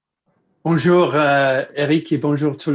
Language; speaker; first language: French; non-native, fluent; English